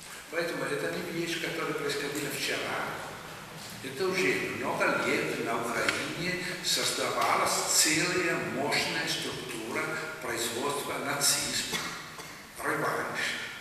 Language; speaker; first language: Russian; non-native, fluent; Italian